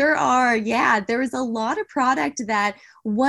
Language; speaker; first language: English; native; English